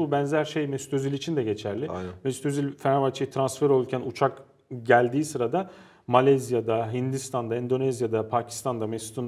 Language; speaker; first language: Turkish; native; Turkish